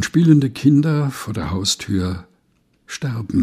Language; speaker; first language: German; non-native, fluent; Portuguese